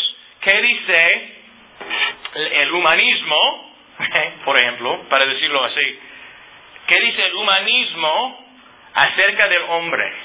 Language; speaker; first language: Spanish; non-native, fluent; English